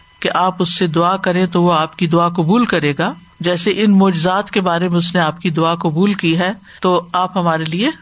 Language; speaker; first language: Urdu; native; Urdu